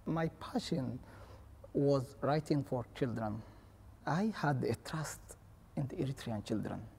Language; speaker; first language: English; non-native, fluent; Tigrinya